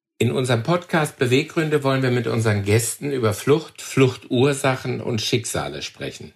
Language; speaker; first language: German; native; German